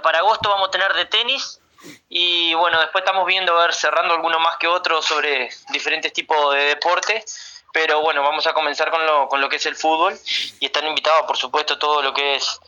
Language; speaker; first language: Spanish; native; Spanish